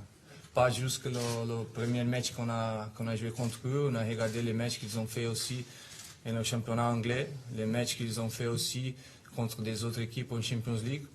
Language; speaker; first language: French; non-native, fluent; Italian